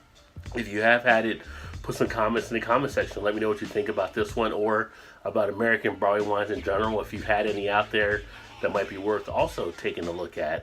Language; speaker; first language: English; native; English